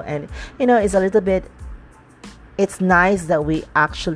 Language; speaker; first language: English; non-native, local second language; Cebuano